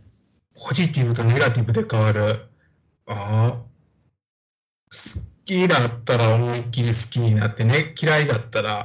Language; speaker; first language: Japanese; native; Japanese